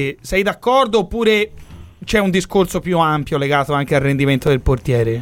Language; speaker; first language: Italian; native; Italian